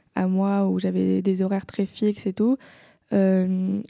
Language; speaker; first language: French; native; French